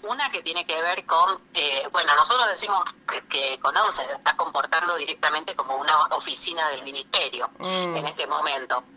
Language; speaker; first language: Spanish; native; Spanish